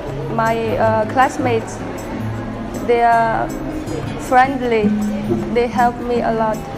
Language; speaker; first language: English; non-native, learner; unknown